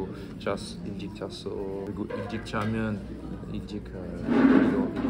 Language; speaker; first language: Korean; non-native, learner; French